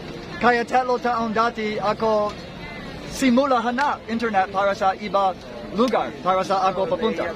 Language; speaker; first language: Filipino; non-native, learner; English